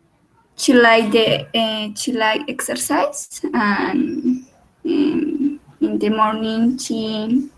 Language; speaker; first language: English; non-native, learner; Spanish